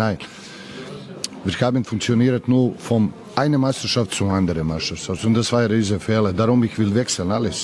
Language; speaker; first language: German; non-native, learner; Serbian